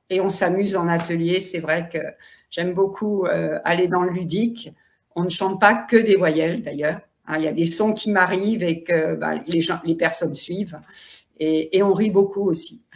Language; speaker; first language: French; native; French